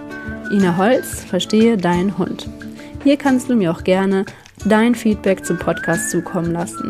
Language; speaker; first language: German; native; German